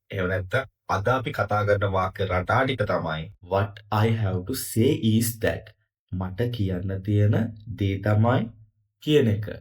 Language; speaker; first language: Sinhala; native; Sinhala